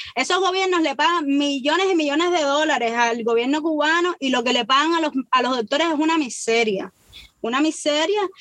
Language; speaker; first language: Spanish; native; Spanish